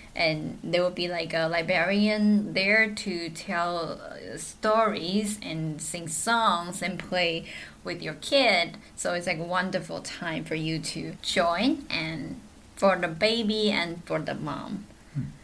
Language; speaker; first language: English; non-native, fluent; Chinese